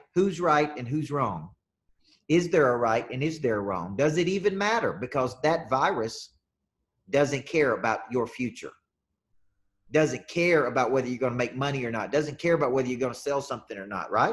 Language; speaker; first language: English; native; English